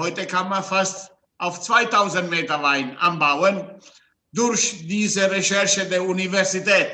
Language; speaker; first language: German; non-native, fluent; Italian